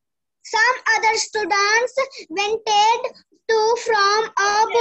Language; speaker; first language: English; non-native, learner; Hindi